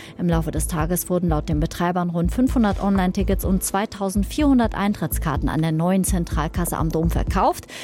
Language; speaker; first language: German; native; German